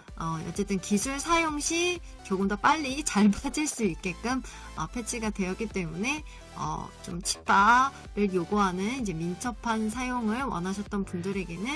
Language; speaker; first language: Korean; native; Korean